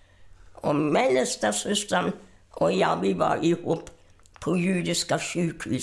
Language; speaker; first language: Swedish; non-native, fluent; German